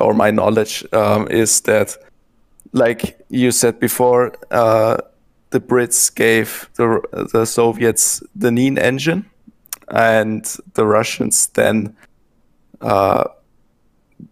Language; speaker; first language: English; non-native, fluent; German